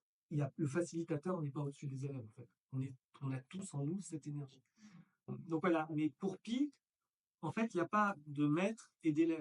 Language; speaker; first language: French; native; French